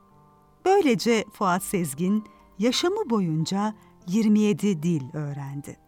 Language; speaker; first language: Turkish; native; Turkish